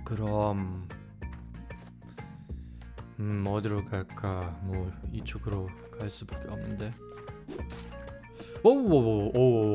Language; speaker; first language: Korean; non-native, fluent; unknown